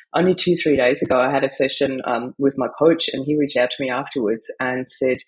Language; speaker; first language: English; non-native, fluent; German